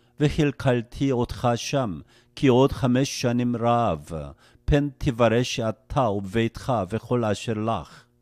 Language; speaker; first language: Hebrew; non-native, fluent; Korean